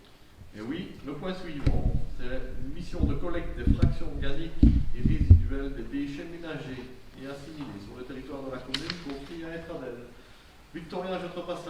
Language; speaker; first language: French; native; French